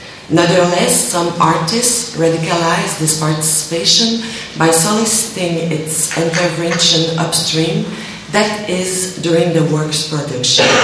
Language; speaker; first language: English; non-native, learner; French